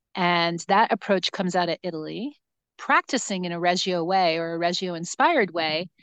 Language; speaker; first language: English; native; English